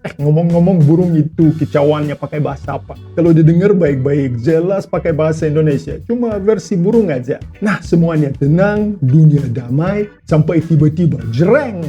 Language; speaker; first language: Indonesian; non-native, fluent; Russian